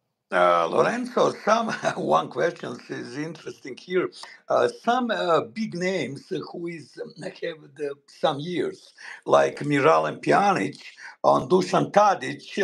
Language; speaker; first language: English; non-native, learner; Bosnian